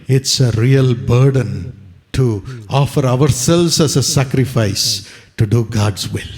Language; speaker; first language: English; non-native, local second language; Tamil